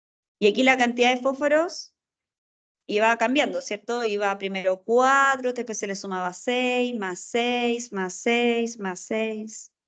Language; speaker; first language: Spanish; native; Spanish